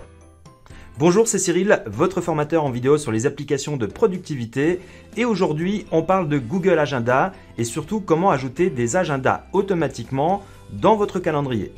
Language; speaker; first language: French; native; French